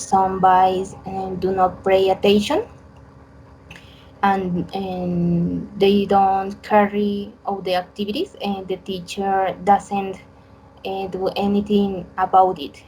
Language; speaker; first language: English; non-native, learner; Spanish